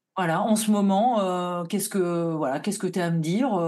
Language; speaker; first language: French; native; French